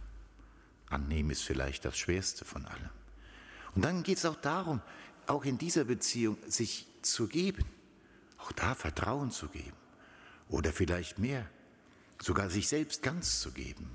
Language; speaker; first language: German; native; German